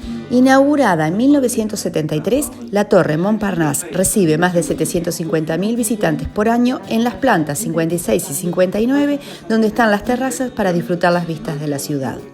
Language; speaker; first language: Spanish; native; Spanish